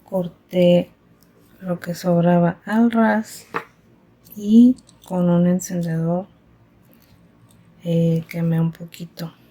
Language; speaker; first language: Spanish; native; Spanish